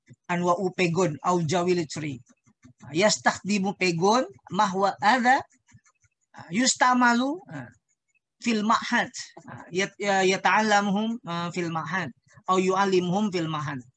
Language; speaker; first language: Arabic; non-native, learner; Indonesian